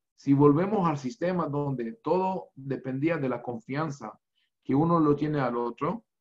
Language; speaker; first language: Spanish; non-native, fluent; Hebrew